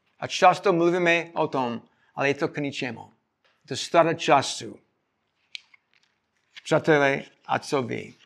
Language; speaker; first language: Czech; non-native, fluent; English